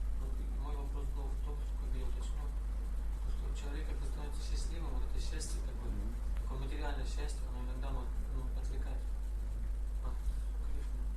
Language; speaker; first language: Russian; native; Russian